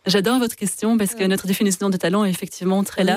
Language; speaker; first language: French; native; French